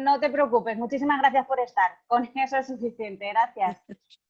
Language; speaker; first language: Spanish; native; Spanish